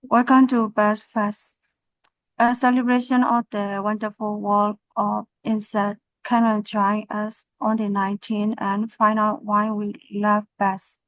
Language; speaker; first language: English; non-native, learner; Burmese